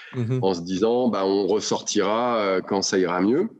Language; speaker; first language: French; native; French